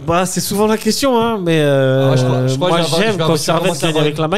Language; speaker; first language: French; native; French